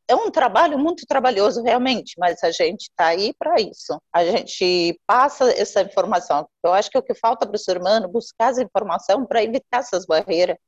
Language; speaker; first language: Portuguese; non-native, fluent; Arabic